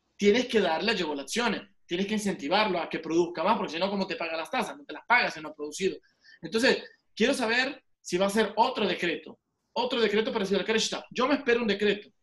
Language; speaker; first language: Spanish; native; Spanish